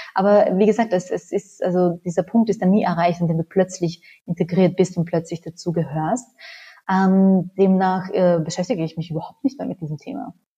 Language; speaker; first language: German; native; German